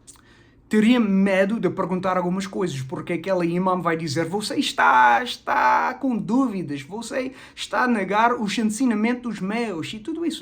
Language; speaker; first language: Portuguese; non-native, fluent; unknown